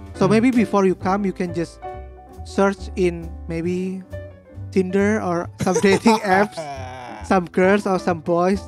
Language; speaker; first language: English; non-native, fluent; Indonesian